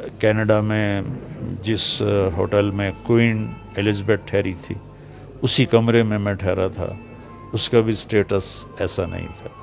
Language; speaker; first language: Urdu; non-native, local second language; Punjabi